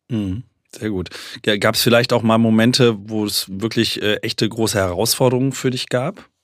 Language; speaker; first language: German; native; German